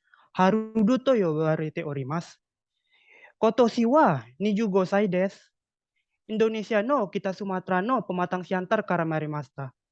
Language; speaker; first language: Japanese; non-native, learner; Indonesian